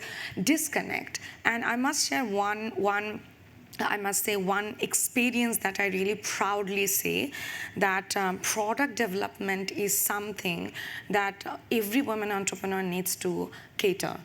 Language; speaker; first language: English; non-native, local second language; Bangla